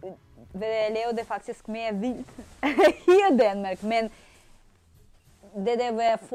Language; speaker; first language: Danish; non-native, fluent; Russian